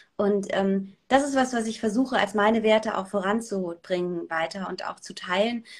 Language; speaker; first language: German; early bilingual, other home language; Persian